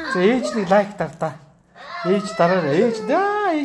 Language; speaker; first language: Mongolian; native; Mongolian